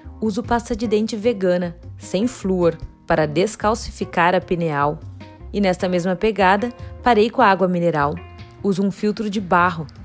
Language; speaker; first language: Portuguese; native; Portuguese